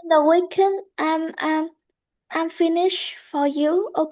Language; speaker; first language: English; non-native, learner; Vietnamese